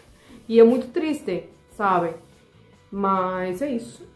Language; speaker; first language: Portuguese; non-native, fluent; Spanish